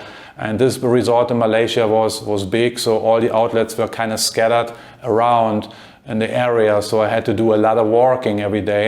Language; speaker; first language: English; non-native, fluent; German